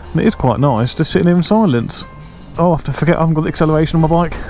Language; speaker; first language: English; native; English